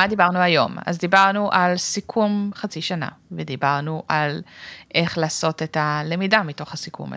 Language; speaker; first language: Hebrew; native; Hebrew